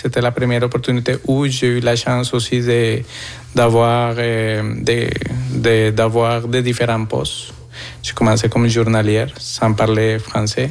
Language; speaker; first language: French; non-native, fluent; Spanish